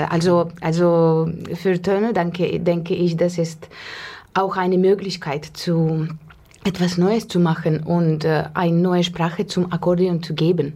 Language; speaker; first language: German; non-native, learner; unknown